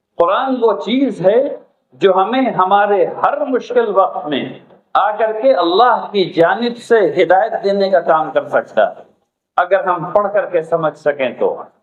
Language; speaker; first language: Urdu; native; Urdu